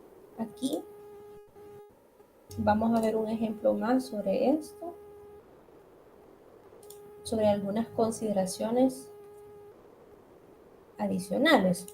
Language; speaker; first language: Spanish; native; Spanish